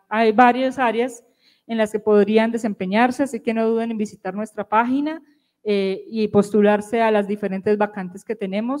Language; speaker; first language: Spanish; native; Spanish